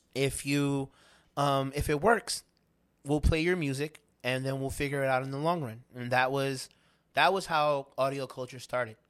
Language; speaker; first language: English; native; English